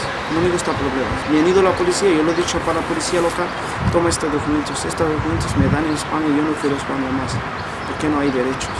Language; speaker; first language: Spanish; non-native, learner; Arabic